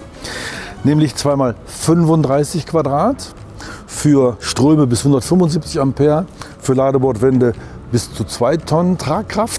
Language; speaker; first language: German; native; German